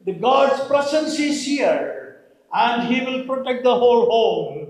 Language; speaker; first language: English; non-native, local second language; Malayalam